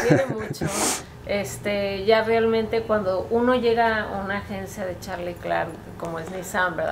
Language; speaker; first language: Spanish; native; Spanish